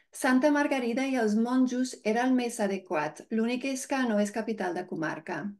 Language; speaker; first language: Catalan; non-native, fluent; English